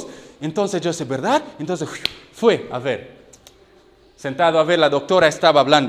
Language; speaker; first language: Spanish; non-native, learner; English